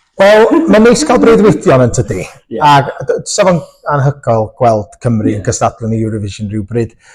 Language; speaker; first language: Welsh; non-native, local second language; English